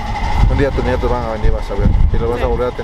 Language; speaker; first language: Spanish; native; Spanish